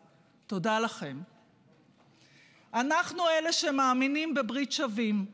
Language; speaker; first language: Hebrew; native; Hebrew